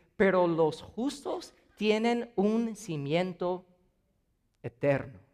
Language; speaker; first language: Spanish; non-native, fluent; English